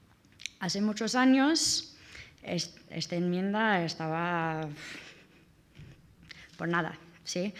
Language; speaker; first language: Spanish; non-native, learner; English